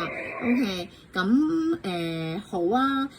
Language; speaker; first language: Cantonese; native; Cantonese